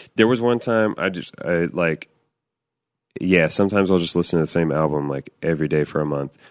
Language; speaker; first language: English; native; English